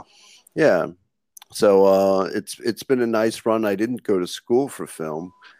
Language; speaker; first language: English; native; English